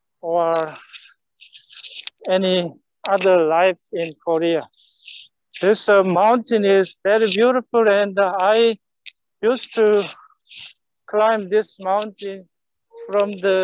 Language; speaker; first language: English; non-native, fluent; Korean